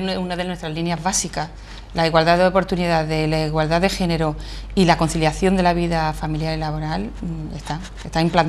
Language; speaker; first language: Spanish; native; Spanish